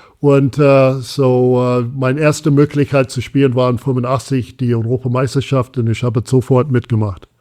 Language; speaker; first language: German; non-native, fluent; English